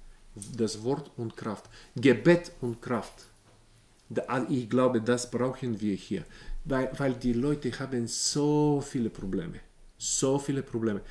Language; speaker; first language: German; non-native, learner; Bulgarian